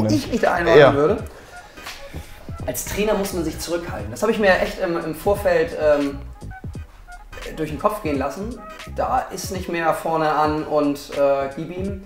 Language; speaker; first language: German; native; German